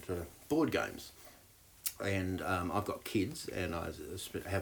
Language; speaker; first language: English; native; English